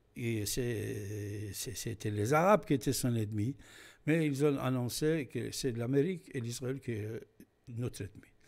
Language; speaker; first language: French; non-native, fluent; Persian